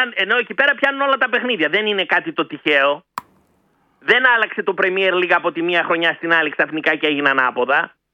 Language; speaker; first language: Greek; early bilingual, heritage; Greek